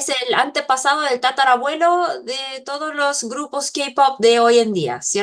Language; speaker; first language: Spanish; non-native, fluent; Korean